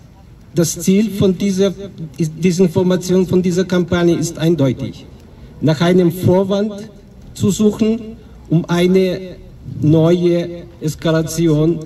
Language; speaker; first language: German; non-native, fluent; Ukrainian